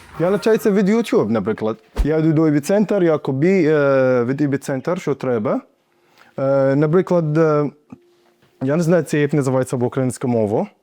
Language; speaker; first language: Ukrainian; non-native, learner; Arabic